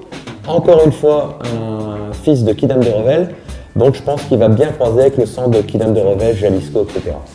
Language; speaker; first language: French; native; French